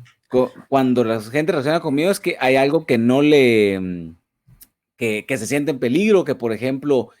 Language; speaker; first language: Spanish; native; Spanish